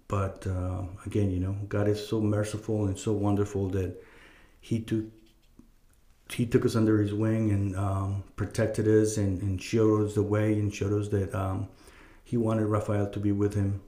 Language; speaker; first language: English; non-native, fluent; Spanish